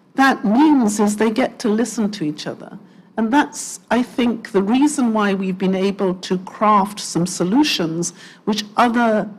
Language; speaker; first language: English; native; English